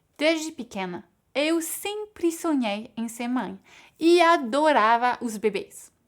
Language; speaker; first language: Portuguese; non-native, fluent; French